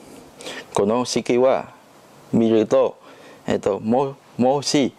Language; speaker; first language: Japanese; non-native, learner; Chinese